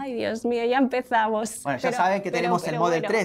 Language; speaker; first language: Spanish; native; Spanish